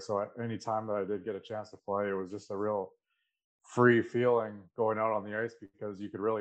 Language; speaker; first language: English; native; English